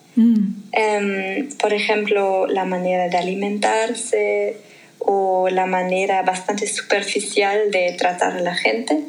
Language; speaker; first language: Spanish; non-native, fluent; German